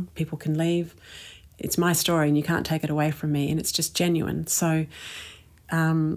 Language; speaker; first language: English; native; English